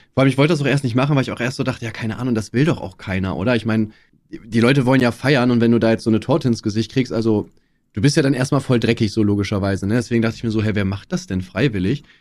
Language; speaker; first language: German; native; German